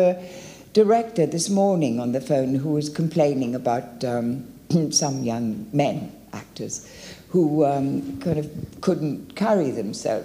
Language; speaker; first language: English; native; English